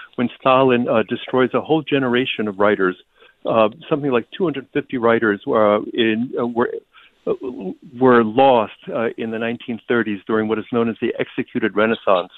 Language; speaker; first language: English; early bilingual, other home language; Ukrainian